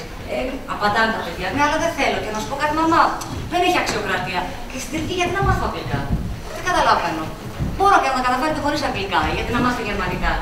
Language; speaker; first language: Greek; native; Greek